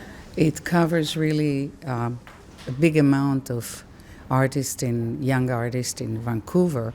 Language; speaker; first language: English; non-native, fluent; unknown